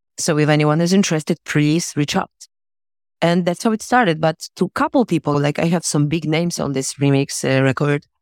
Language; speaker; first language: English; non-native, fluent; Polish